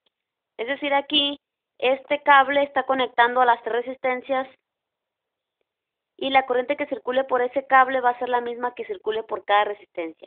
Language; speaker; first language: Spanish; native; Spanish